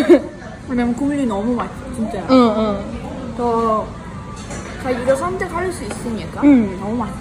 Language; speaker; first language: Korean; non-native, fluent; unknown